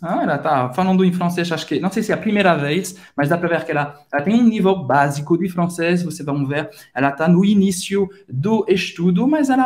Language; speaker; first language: Portuguese; non-native, fluent; French